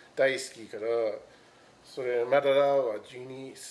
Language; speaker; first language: Japanese; non-native, fluent; English